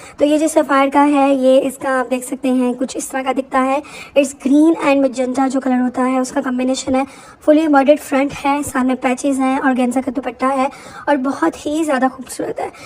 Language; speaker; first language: Urdu; native; Urdu